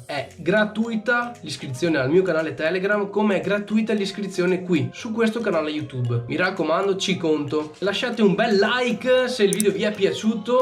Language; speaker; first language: Italian; native; Italian